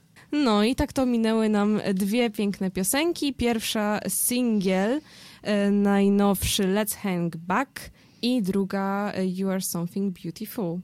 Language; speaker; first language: Polish; native; Polish